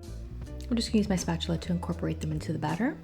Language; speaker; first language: English; native; English